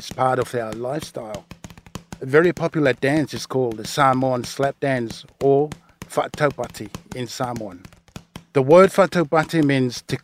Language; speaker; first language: English; non-native, fluent; Samoan